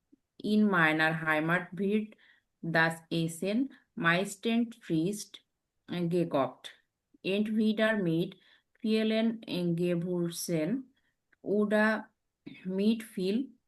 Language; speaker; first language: German; non-native, learner; Bangla